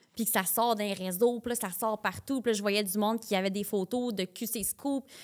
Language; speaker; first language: French; native; French